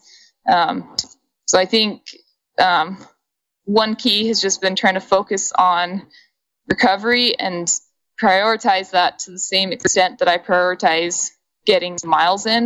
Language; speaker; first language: English; native; English